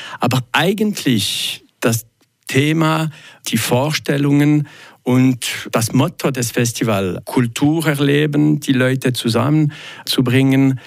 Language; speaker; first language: German; non-native, local second language; French